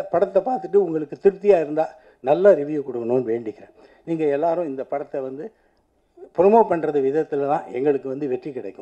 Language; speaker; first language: Tamil; native; Tamil